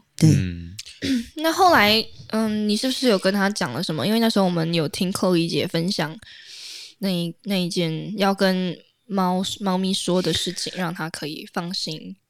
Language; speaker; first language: Chinese; native; Chinese